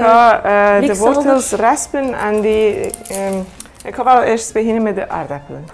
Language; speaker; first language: Dutch; non-native, fluent; Persian